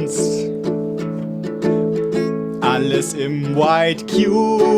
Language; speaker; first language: German; native; German